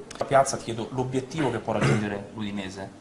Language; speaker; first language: Italian; native; Italian